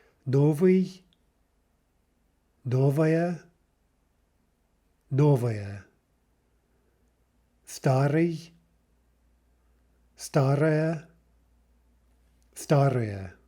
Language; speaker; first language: Russian; non-native, fluent; English